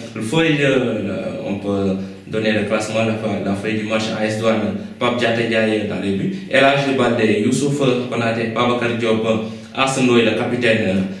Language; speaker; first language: French; non-native, local second language; Wolof